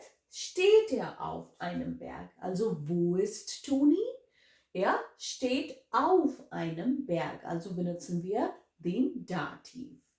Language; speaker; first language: German; non-native, fluent; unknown